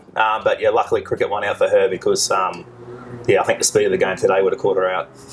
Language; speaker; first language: English; native; English